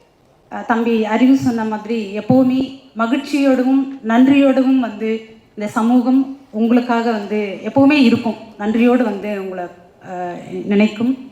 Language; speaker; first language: Tamil; native; Tamil